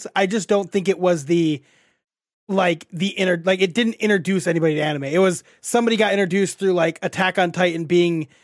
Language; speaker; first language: English; native; English